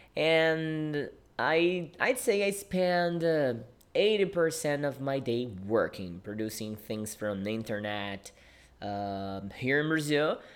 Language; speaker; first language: English; non-native, fluent; Portuguese